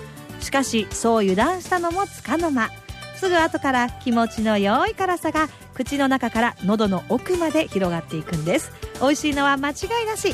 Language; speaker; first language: Japanese; native; Japanese